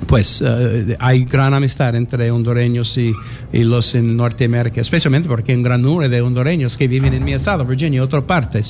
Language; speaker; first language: Spanish; non-native, learner; English